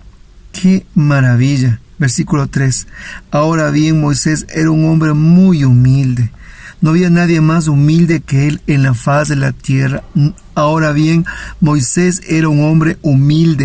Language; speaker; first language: Spanish; native; Spanish